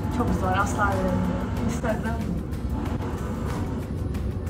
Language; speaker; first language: Turkish; early bilingual, heritage; Turkish